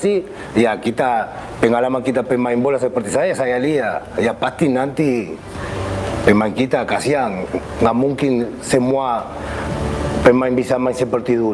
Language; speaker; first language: Indonesian; non-native, local second language; Spanish